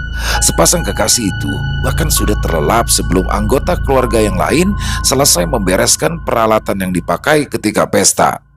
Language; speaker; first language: Indonesian; native; Indonesian